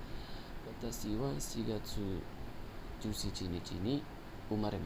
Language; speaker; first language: Japanese; non-native, learner; Indonesian